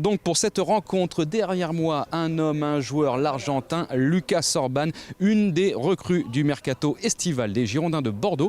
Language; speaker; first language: French; native; French